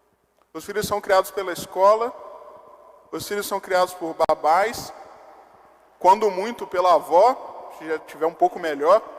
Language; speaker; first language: Portuguese; native; Portuguese